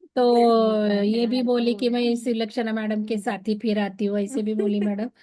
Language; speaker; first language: Hindi; non-native, local second language; Marathi